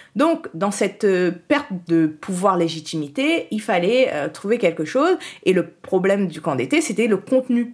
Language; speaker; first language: French; early bilingual, other home language; Haitian Creole